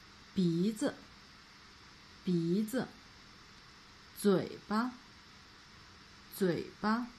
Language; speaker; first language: Chinese; native; Chinese